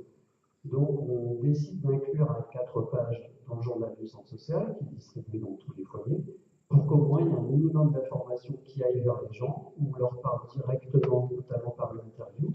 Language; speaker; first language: French; native; French